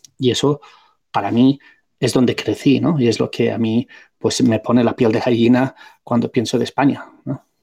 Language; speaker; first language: Spanish; non-native, local second language; Catalan